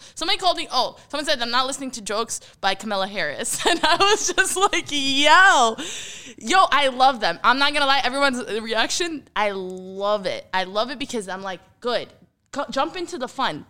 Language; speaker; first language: English; early bilingual, heritage; Arabic